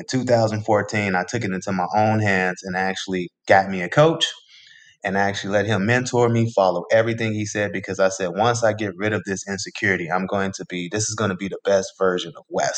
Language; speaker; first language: English; native; English